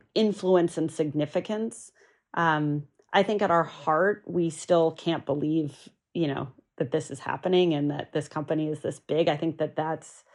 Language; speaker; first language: English; native; English